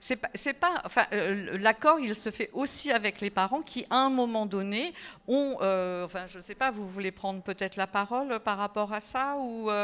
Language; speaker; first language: French; native; French